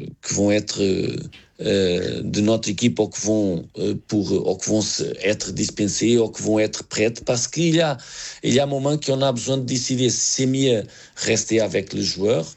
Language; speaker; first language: French; non-native, learner; Portuguese